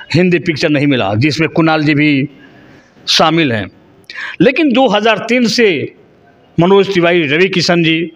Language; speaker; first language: Hindi; non-native, local second language; Bhojpuri